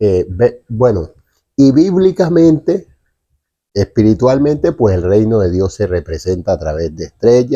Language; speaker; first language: Spanish; native; Spanish